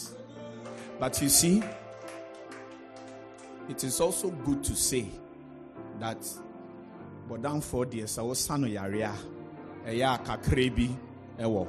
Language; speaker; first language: English; non-native, local second language; Ga